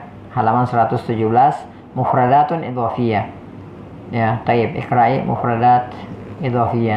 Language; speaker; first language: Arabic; non-native, fluent; Indonesian